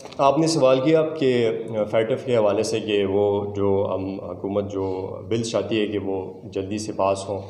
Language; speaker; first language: Urdu; non-native, local second language; Pashto